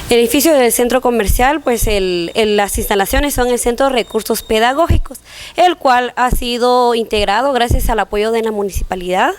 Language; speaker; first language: Spanish; native; Spanish